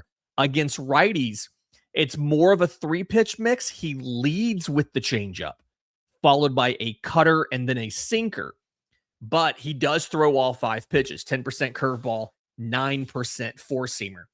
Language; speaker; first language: English; native; English